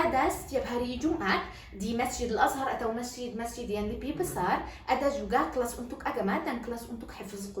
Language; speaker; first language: Indonesian; non-native, learner; Arabic